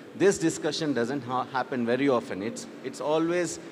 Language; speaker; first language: English; non-native, local second language; Telugu